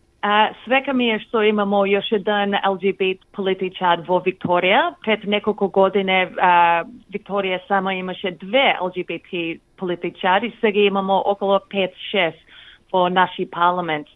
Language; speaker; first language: Macedonian; early bilingual, heritage; English